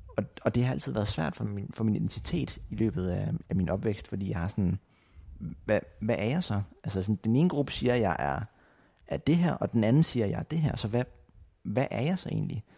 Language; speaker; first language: Danish; native; Danish